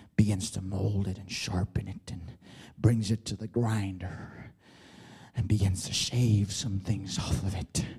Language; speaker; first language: English; early bilingual, other home language; Spanish